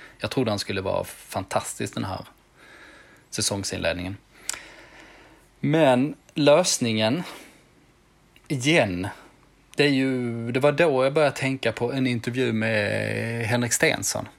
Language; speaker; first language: Swedish; native; Swedish